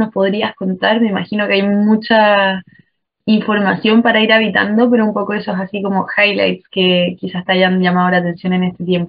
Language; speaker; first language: Spanish; native; Spanish